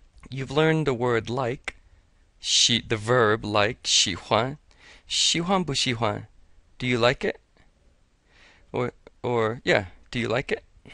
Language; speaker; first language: English; native; English